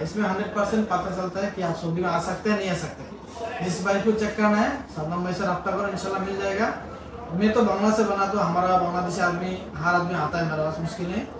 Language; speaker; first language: Hindi; non-native, fluent; Bangla